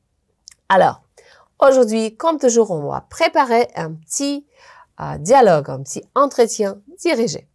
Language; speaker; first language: French; non-native, fluent; Uzbek